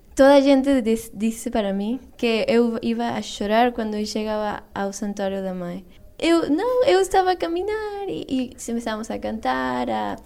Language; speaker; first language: Portuguese; non-native, learner; Spanish